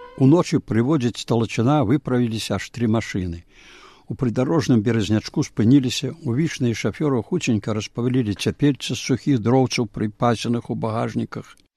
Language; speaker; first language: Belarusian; native; Belarusian